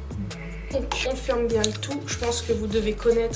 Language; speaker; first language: French; native; French